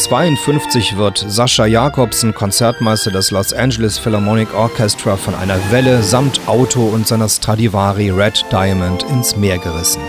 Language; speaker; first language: German; native; German